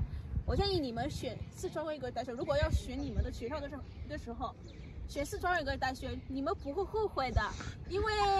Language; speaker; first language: Chinese; non-native, learner; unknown